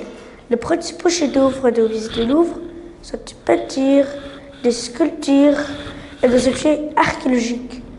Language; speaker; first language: French; non-native, learner; Arabic